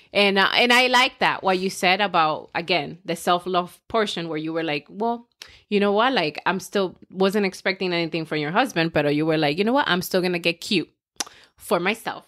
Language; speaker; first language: English; early bilingual, other home language; Spanish